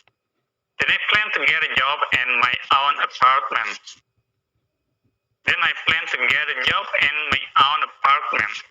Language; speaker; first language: English; non-native, fluent; Indonesian